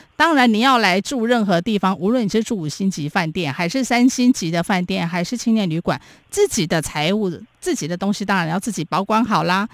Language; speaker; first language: Chinese; native; Chinese